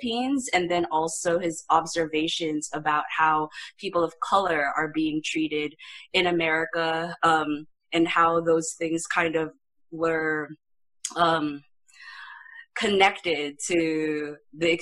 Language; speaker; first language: English; non-native, local second language; Filipino